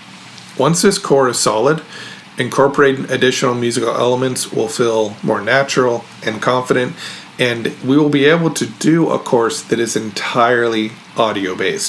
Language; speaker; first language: English; native; English